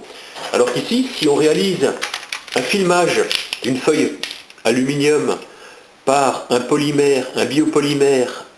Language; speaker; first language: French; native; French